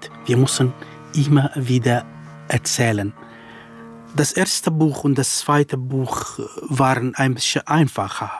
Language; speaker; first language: German; non-native, fluent; Kurdish